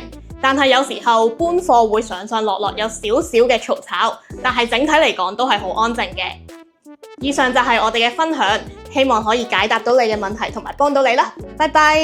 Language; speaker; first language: Cantonese; native; Cantonese